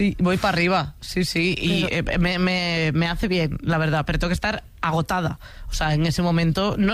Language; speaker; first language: Spanish; native; Spanish